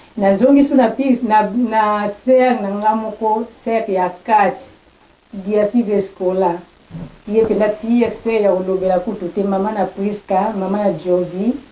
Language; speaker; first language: Lingala; non-native, local second language; Kongo